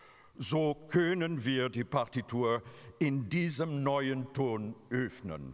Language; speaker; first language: German; non-native, fluent; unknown